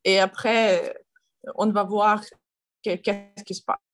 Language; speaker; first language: French; non-native, learner; Ukrainian